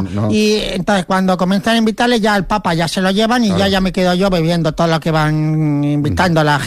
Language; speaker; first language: Spanish; native; Spanish